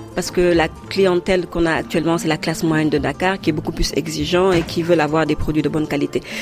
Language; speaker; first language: French; non-native, local second language; Wolof